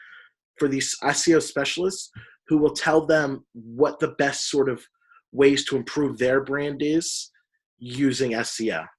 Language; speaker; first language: English; native; English